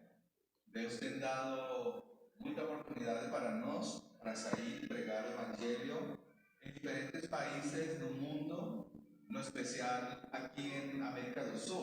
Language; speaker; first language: Portuguese; non-native, fluent; Spanish